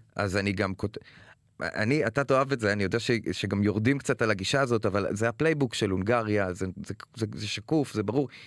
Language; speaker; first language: Hebrew; native; Hebrew